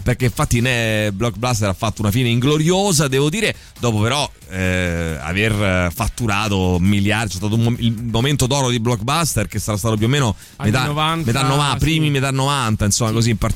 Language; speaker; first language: Italian; native; Italian